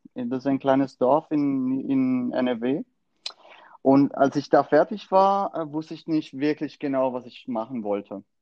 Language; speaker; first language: German; non-native, fluent; Spanish